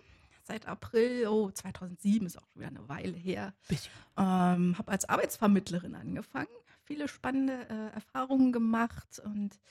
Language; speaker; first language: German; native; German